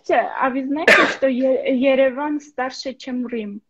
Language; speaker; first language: Russian; non-native, local second language; Armenian